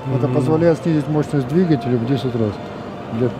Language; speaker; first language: Russian; native; Russian